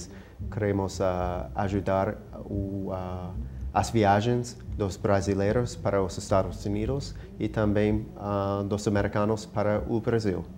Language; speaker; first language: Portuguese; non-native, fluent; English